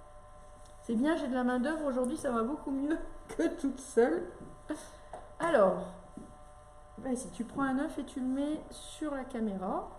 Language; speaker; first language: French; native; French